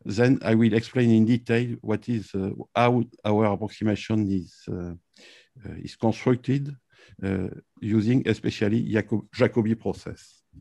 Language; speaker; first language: English; non-native, fluent; French